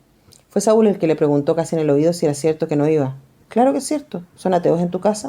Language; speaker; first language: Spanish; native; Spanish